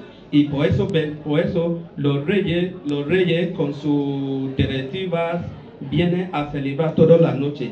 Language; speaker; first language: Spanish; non-native, learner; Bini